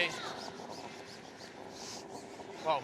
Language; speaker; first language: Russian; native; Russian